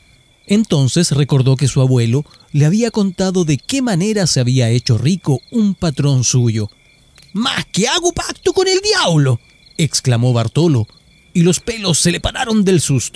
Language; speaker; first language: Spanish; native; Spanish